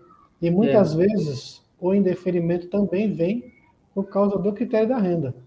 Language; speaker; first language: Portuguese; native; Portuguese